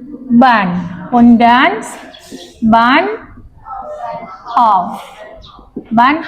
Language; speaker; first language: German; non-native, learner; Indonesian